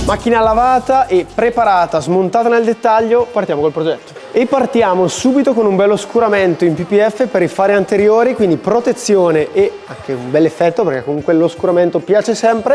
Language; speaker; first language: Italian; native; Italian